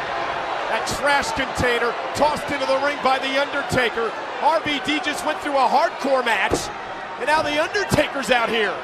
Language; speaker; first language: English; native; English